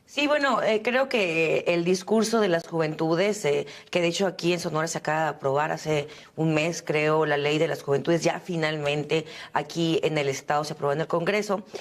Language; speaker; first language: Spanish; native; Spanish